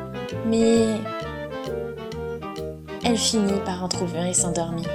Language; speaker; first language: French; non-native, fluent; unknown